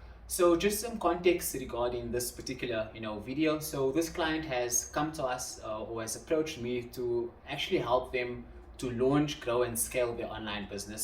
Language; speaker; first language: English; non-native, local second language; Afrikaans